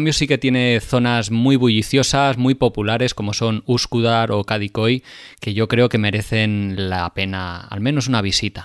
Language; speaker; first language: Spanish; native; Spanish